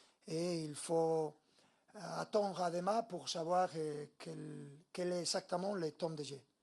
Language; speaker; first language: French; non-native, learner; Spanish